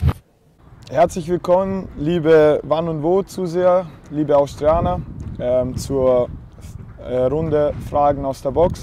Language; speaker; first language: German; native; German